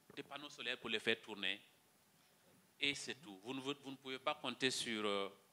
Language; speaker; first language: French; non-native, local second language; Mossi